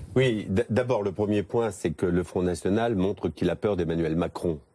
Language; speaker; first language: French; native; French